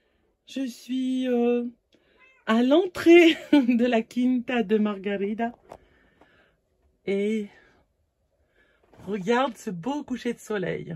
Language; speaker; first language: French; native; French